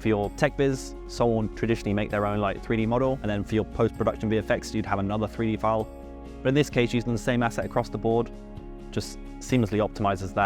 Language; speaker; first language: English; native; English